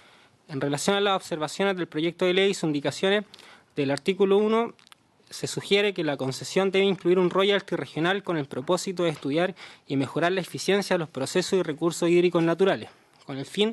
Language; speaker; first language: Spanish; native; Spanish